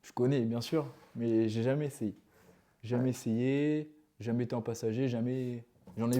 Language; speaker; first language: French; native; French